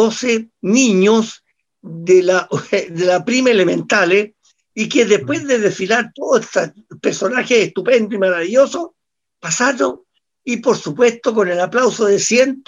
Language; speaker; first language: Spanish; early bilingual, other home language; Italian